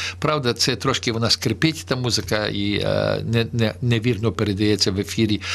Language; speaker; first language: Ukrainian; early bilingual, heritage; Ukrainian